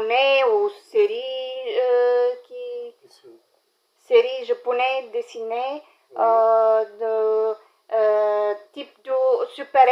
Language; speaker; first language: French; non-native, learner; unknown